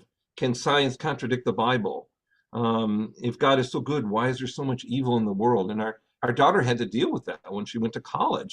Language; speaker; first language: English; native; English